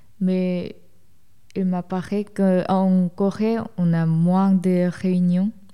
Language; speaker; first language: French; non-native, fluent; Korean